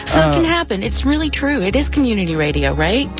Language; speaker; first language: English; native; English